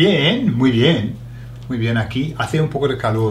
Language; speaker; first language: Spanish; non-native, fluent; English